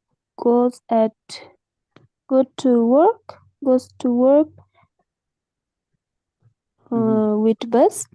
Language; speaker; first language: English; non-native, learner; Urdu